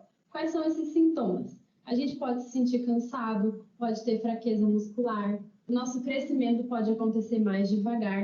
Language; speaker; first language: Portuguese; native; Portuguese